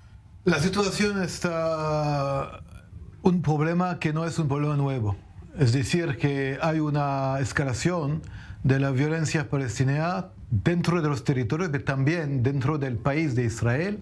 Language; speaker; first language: Spanish; non-native, fluent; French